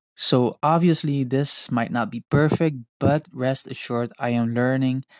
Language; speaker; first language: English; non-native, fluent; Dutch